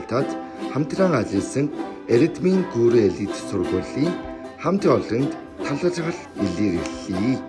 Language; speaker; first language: Mongolian; non-native, fluent; Korean